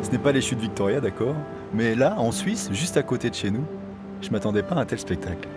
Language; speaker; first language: French; native; French